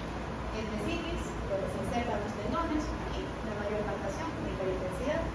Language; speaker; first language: Spanish; native; Spanish